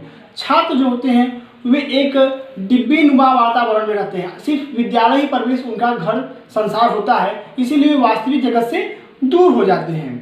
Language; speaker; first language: Hindi; native; Hindi